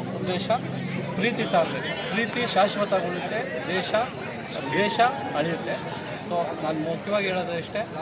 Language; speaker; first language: Kannada; native; Kannada